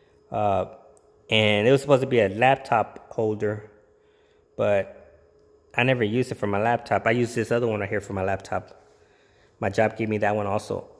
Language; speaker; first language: English; early bilingual, other home language; Spanish